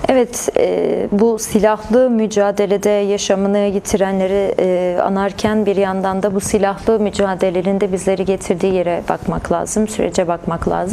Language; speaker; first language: Turkish; native; Turkish